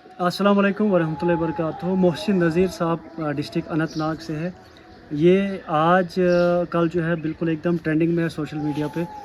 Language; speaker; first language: Urdu; non-native, local second language; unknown